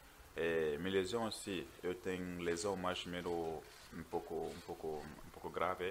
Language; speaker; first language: Portuguese; non-native, learner; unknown